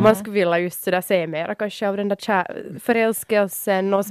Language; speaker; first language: Swedish; native; Swedish